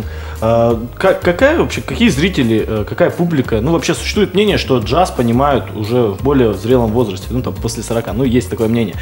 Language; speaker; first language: Russian; native; Russian